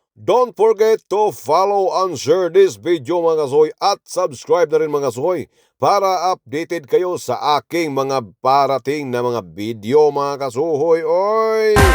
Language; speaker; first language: Filipino; non-native, local second language; Cebuano